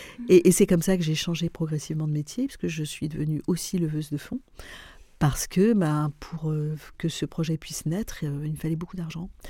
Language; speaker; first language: French; non-native, local second language; Arabic